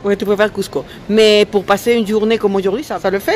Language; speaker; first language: French; non-native, fluent; Spanish